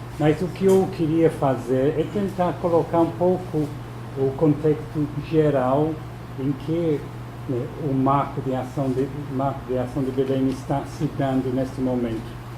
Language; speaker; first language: Portuguese; non-native, fluent; English